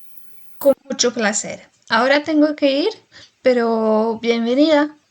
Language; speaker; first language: Spanish; non-native, learner; French